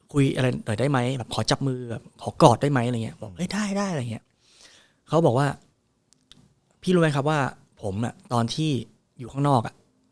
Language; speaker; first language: Thai; native; Thai